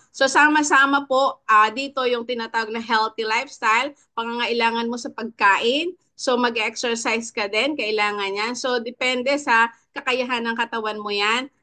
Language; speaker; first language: Filipino; native; Filipino